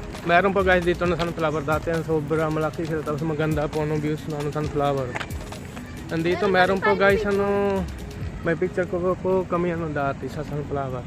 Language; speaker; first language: Filipino; non-native, learner; Punjabi